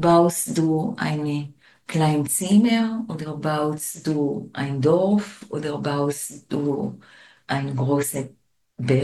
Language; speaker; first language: German; non-native, fluent; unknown